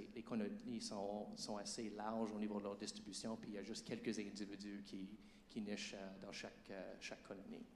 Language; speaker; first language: French; native; French